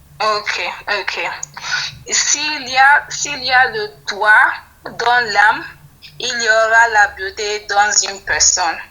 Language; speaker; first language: French; non-native, fluent; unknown